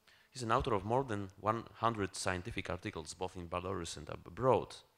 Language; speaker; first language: English; non-native, fluent; Polish